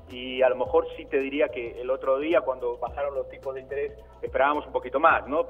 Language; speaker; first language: Spanish; native; Spanish